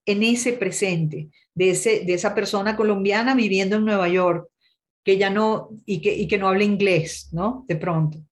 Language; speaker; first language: Spanish; native; Spanish